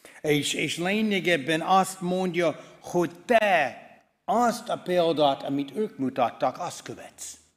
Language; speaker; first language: Hungarian; non-native, fluent; English